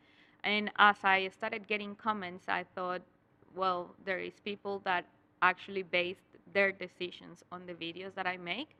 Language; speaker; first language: English; non-native, fluent; Spanish